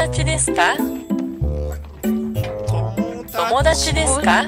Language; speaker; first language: Japanese; non-native, learner; Korean